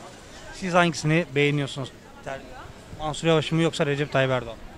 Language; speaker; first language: Turkish; native; Turkish